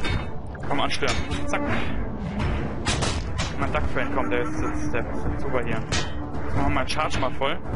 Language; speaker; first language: German; native; German